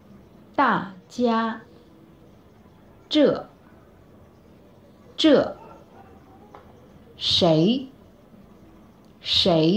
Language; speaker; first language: Chinese; non-native, fluent; Bangla